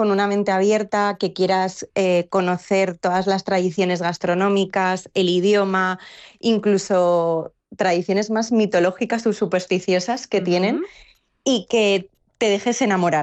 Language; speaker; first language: Spanish; native; Spanish